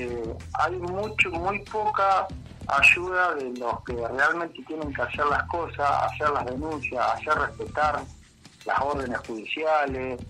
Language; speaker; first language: Spanish; native; Spanish